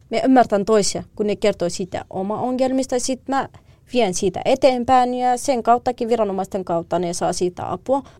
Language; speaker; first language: Finnish; non-native, fluent; Kurdish